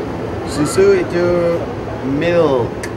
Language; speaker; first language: Indonesian; non-native, fluent; English